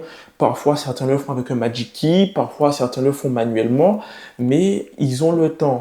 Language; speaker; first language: French; native; French